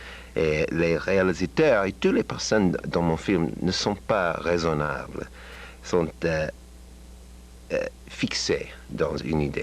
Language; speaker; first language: French; non-native, learner; English